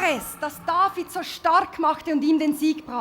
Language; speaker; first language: German; native; German